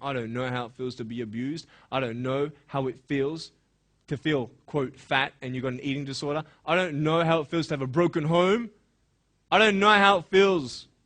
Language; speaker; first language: English; native; English